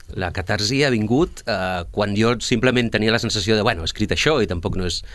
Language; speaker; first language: Catalan; early bilingual, other home language; Spanish